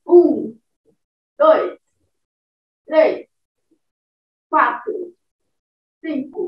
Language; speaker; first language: Portuguese; native; Portuguese